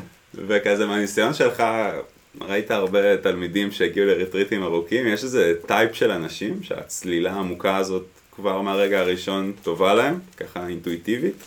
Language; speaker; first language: Hebrew; native; Hebrew